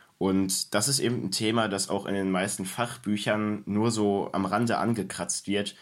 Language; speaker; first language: German; native; German